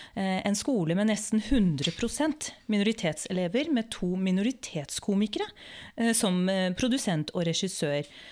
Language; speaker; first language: Norwegian; early bilingual, other home language; Urdu